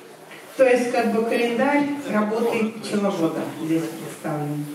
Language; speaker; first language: Russian; native; Russian